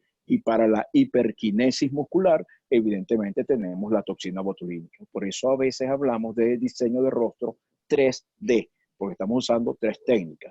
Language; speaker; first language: Spanish; native; Spanish